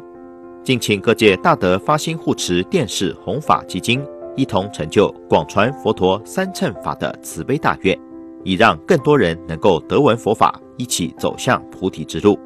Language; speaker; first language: Chinese; native; Chinese